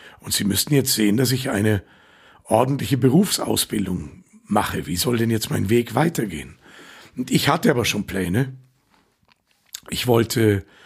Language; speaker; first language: German; native; German